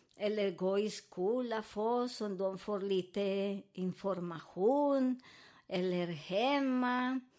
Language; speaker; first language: Swedish; non-native, learner; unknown